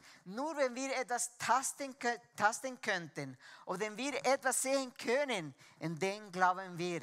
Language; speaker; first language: German; non-native, fluent; Spanish